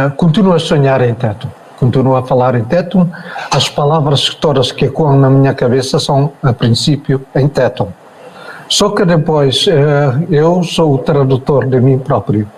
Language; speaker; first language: Portuguese; non-native, local second language; Tetum